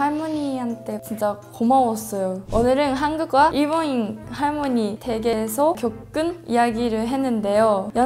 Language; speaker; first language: Korean; non-native, learner; Japanese